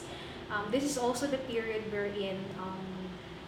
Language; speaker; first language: English; non-native, local second language; Cebuano